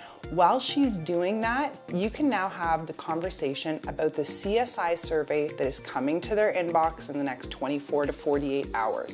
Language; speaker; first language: English; native; English